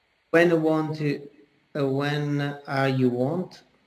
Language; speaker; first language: English; non-native, learner; Italian